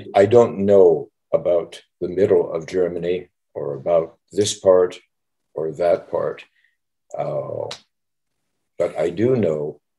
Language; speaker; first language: English; native; English